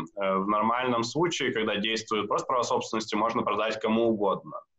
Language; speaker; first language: Russian; native; Russian